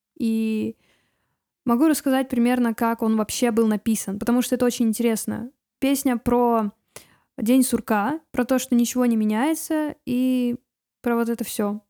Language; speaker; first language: Russian; native; Russian